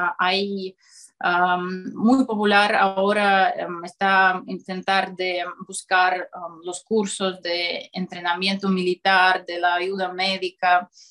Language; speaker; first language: Spanish; non-native, fluent; Russian